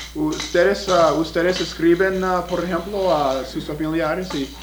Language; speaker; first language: Spanish; non-native, fluent; English